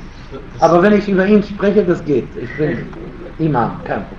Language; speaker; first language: German; non-native, fluent; Arabic